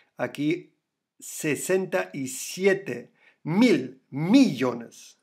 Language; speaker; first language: Spanish; non-native, fluent; German